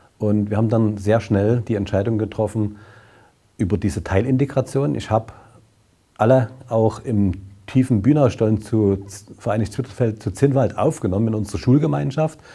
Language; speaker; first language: German; native; German